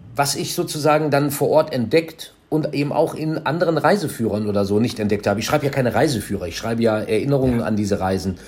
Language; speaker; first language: German; native; German